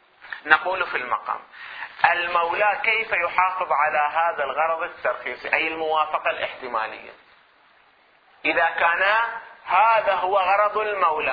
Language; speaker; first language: Arabic; native; Arabic